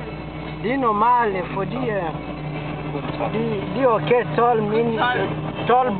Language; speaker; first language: Danish; non-native, learner; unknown